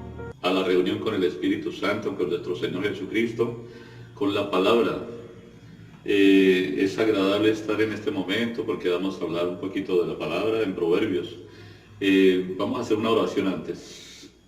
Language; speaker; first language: Spanish; native; Spanish